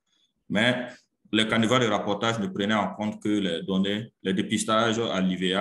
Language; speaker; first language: French; non-native, local second language; Mossi